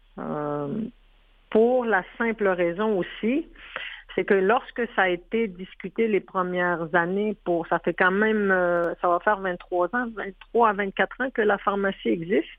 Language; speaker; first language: French; non-native, local second language; Innu-aimun